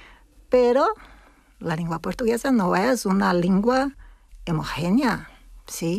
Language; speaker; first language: Spanish; non-native, fluent; Portuguese